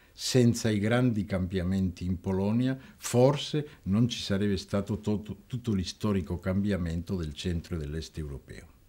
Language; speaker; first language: Italian; non-native, fluent; Spanish